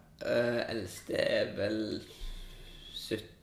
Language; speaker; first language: Norwegian; native; Norwegian